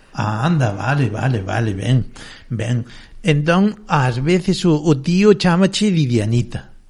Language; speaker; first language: Galician; native; Galician